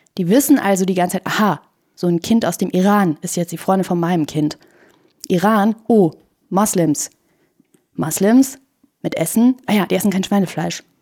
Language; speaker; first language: German; early bilingual, other home language; Persian